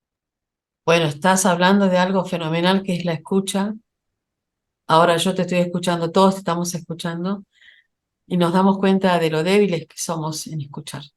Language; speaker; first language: Spanish; native; Spanish